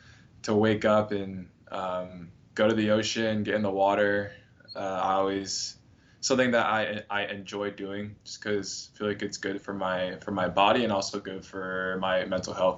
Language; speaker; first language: English; native; English